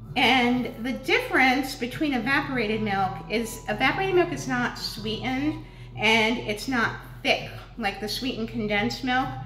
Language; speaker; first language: English; native; English